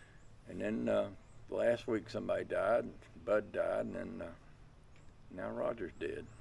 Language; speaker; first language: English; native; English